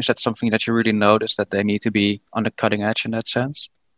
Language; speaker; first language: English; non-native, fluent; Dutch